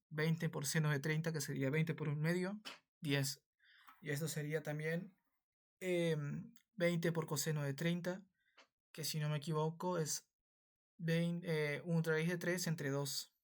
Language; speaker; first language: Spanish; native; Spanish